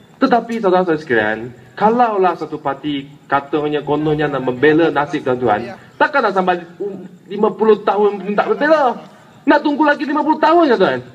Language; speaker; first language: Malay; non-native, local second language; Chinese